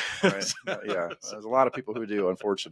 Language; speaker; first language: English; native; English